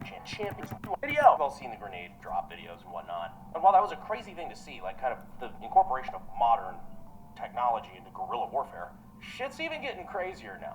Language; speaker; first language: English; native; English